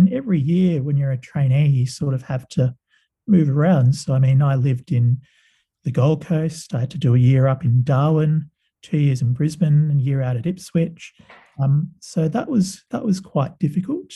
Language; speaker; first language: English; native; English